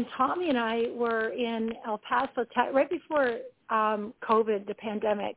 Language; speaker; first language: English; native; English